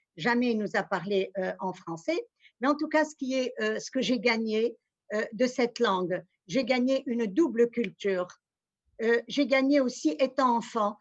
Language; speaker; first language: French; non-native, local second language; Arabic